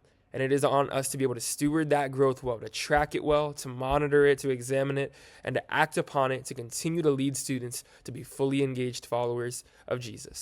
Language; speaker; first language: English; native; English